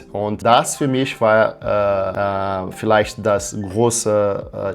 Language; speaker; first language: German; non-native, learner; Portuguese